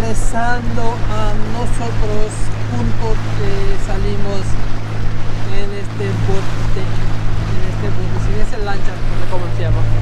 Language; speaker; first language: Spanish; non-native, learner; Urdu